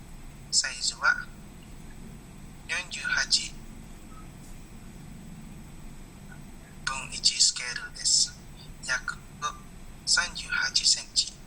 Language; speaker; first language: Japanese; non-native, learner; Indonesian